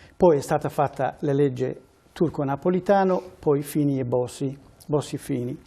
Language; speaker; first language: Italian; early bilingual, other home language; Kurdish